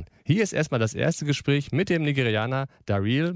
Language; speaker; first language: German; native; German